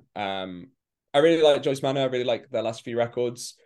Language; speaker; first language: English; native; English